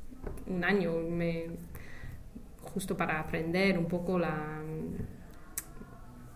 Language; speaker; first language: Spanish; non-native, fluent; English